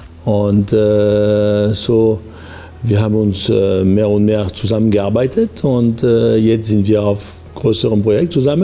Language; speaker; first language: German; non-native, local second language; French